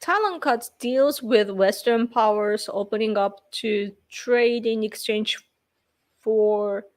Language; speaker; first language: English; non-native, fluent; Japanese